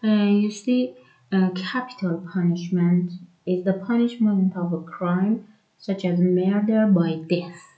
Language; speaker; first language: English; non-native, fluent; Persian